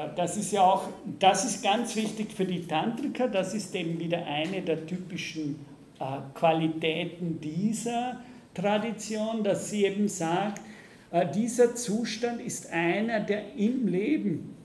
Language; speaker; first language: German; native; German